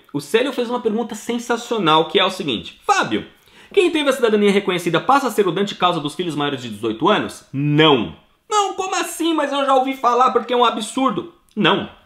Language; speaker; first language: Portuguese; native; Portuguese